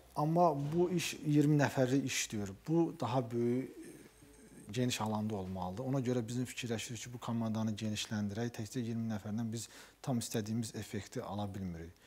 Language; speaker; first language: Azerbaijani; native; Azerbaijani